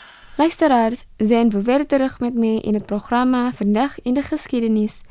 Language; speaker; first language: Dutch; non-native, fluent; Indonesian